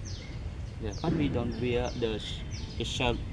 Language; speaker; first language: English; non-native, learner; Khmer